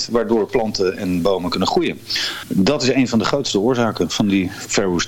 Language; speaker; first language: Dutch; native; Dutch